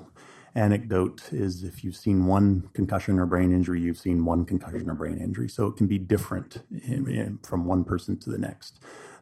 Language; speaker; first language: English; native; English